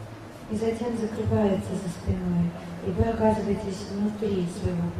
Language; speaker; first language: Russian; native; Russian